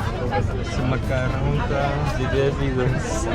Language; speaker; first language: Portuguese; non-native, fluent; Russian